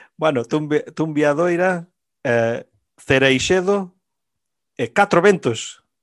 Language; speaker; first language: Galician; native; Galician